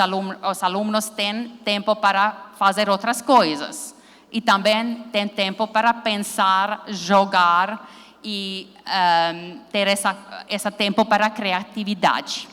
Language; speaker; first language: Portuguese; non-native, learner; Finnish